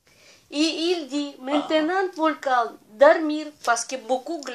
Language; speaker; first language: French; non-native, learner; Russian